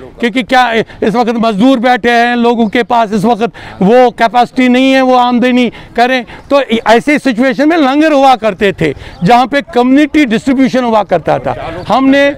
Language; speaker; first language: Hindi; non-native, local second language; Kashmiri